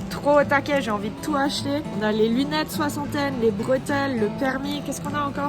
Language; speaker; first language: French; native; French